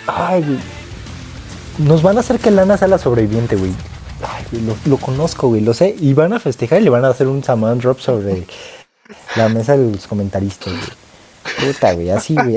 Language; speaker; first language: Spanish; native; Spanish